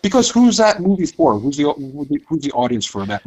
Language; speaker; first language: English; native; English